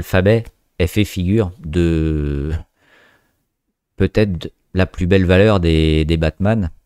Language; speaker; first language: French; native; French